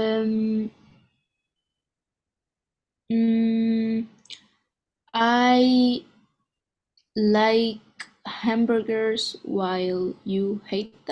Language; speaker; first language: English; non-native, learner; Spanish